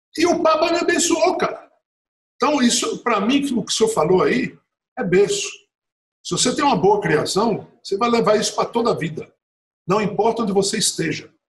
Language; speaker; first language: Portuguese; native; Portuguese